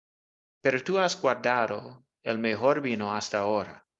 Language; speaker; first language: Spanish; non-native, fluent; English